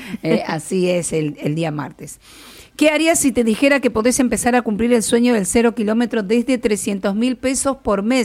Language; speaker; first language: Spanish; native; Spanish